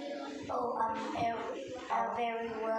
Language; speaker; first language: English; non-native, learner; Vietnamese